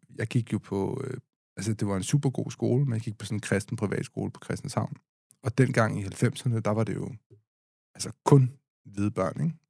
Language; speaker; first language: Danish; native; Danish